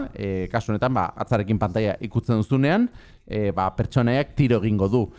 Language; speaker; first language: Basque; native; Basque